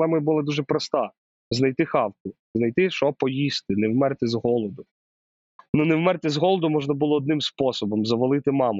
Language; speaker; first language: Ukrainian; native; Ukrainian